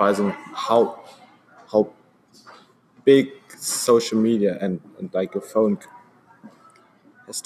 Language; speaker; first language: English; non-native, fluent; German